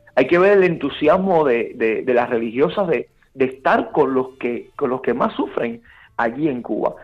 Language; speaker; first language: Spanish; native; Spanish